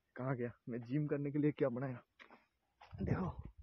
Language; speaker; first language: Hindi; non-native, local second language; Bangla